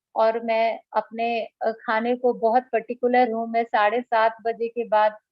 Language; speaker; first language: Hindi; non-native, local second language; Bangla